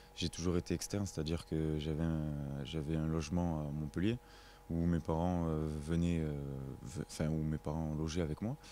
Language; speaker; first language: French; native; French